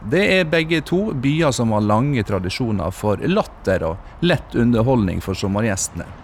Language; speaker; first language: Norwegian; native; Norwegian